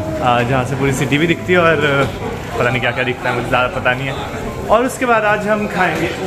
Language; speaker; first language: Hindi; native; Hindi